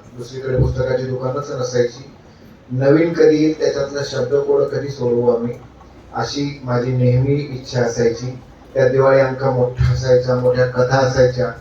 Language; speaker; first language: Marathi; native; Marathi